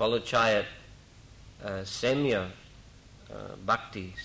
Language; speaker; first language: Russian; non-native, fluent; English